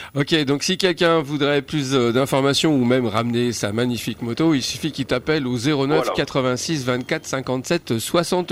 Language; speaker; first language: French; native; French